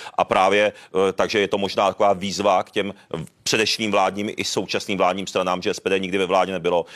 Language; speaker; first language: Czech; early bilingual, other home language; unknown